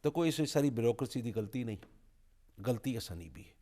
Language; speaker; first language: Urdu; non-native, local second language; Punjabi